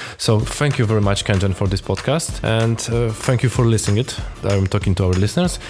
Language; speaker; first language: English; non-native, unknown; Polish